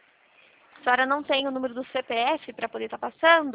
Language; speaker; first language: Portuguese; native; Portuguese